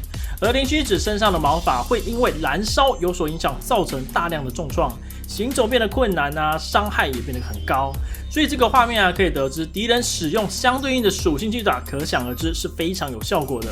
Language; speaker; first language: Chinese; native; Chinese